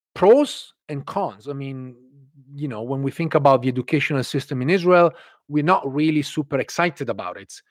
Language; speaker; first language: English; non-native, fluent; Italian